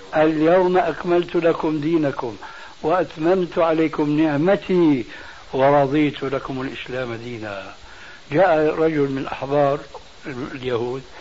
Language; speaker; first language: Arabic; early bilingual, other home language; Albanian